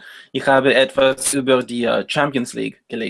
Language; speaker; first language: German; non-native, learner; Spanish